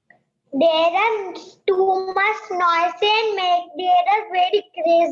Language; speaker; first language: English; non-native, learner; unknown